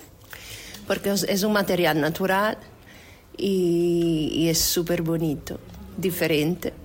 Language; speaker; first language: Spanish; non-native, fluent; Italian